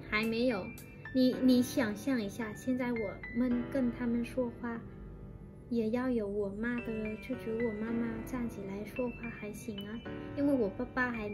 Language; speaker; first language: Chinese; non-native, fluent; Vietnamese